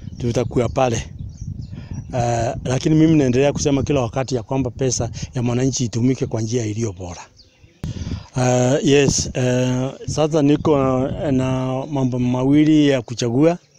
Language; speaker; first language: Swahili; non-native, local second language; Meru